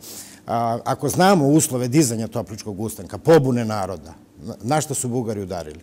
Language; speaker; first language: Serbian; native; Serbian